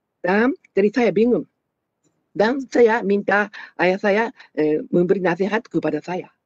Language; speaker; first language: Malay; non-native, fluent; Japanese